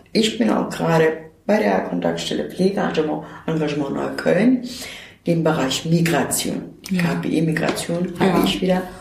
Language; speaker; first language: German; non-native, fluent; Turkish